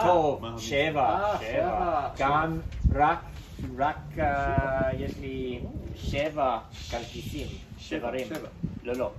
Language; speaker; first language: Hebrew; non-native, learner; English